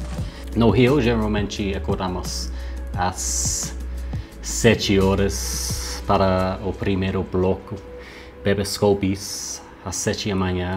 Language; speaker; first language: Portuguese; non-native, learner; English